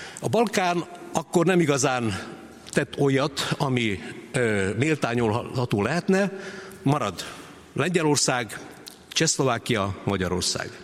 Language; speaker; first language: Hungarian; native; Hungarian